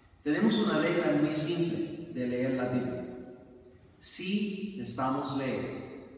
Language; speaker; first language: Spanish; non-native, fluent; English